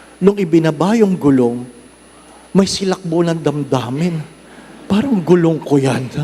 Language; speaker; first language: Filipino; non-native, local second language; Cebuano